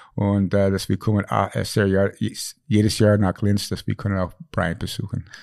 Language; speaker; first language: German; non-native, fluent; English